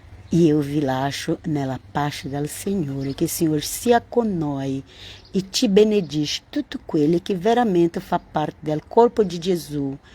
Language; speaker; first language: Italian; non-native, learner; Portuguese